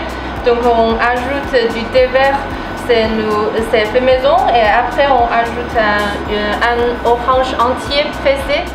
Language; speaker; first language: French; non-native, fluent; Chinese